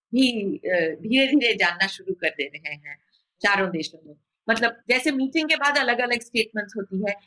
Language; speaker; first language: Hindi; non-native, local second language; Bangla